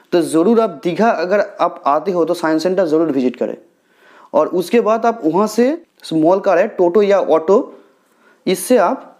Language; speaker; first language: Hindi; non-native, local second language; Bangla